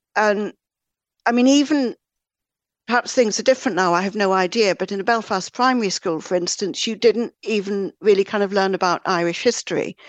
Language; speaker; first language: English; native; English